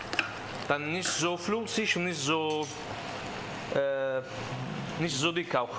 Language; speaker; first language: German; non-native, learner; Italian